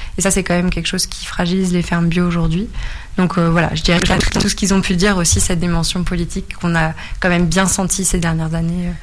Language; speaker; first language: French; native; French